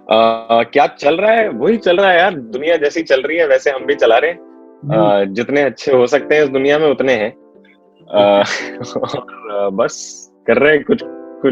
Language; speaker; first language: Hindi; native; Hindi